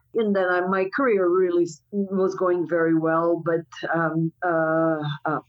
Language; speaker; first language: English; non-native, fluent; Croatian